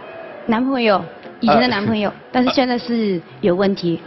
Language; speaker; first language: Chinese; native; Chinese